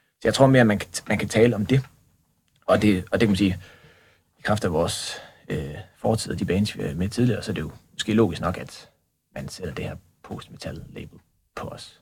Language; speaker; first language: Danish; native; Danish